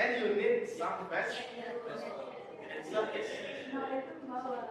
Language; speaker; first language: English; non-native, learner; Indonesian